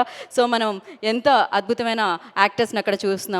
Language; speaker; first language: Telugu; native; Telugu